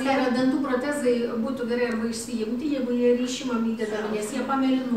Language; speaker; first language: Lithuanian; native; Lithuanian